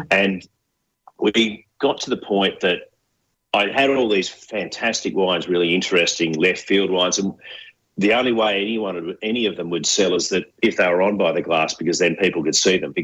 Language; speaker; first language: English; native; English